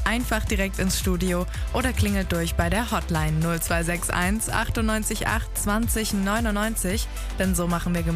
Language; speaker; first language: German; native; German